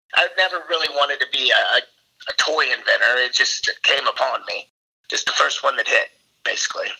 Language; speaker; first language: English; native; English